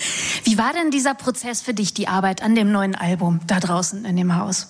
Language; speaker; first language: German; native; German